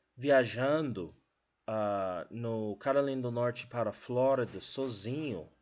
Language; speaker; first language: Portuguese; non-native, learner; English